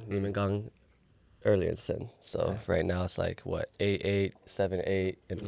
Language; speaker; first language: English; early bilingual, other home language; Chinese